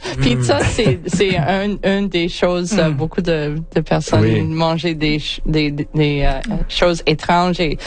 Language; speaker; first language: French; non-native, learner; English